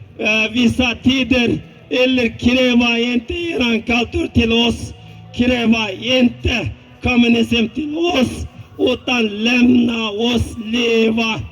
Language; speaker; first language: Swedish; non-native, learner; Uyghur